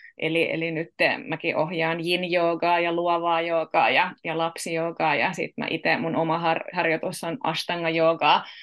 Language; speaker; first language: Finnish; native; Finnish